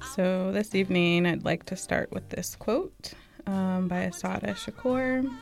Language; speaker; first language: English; early bilingual, other home language; Amharic